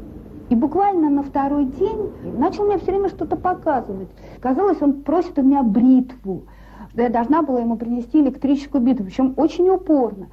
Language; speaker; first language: Russian; native; Russian